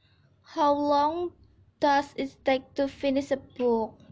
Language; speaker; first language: English; non-native, learner; Indonesian